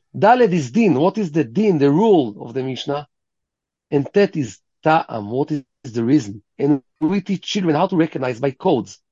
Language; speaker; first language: English; early bilingual, heritage; Hebrew